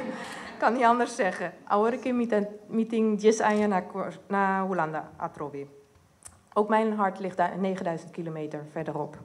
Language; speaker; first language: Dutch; non-native, local second language; Papiamento